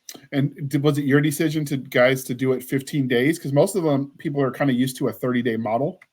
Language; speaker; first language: English; native; English